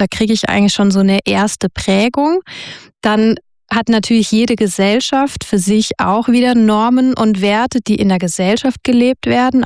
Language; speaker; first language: German; native; German